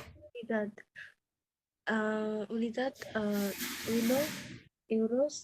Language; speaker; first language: Spanish; non-native, learner; Bangla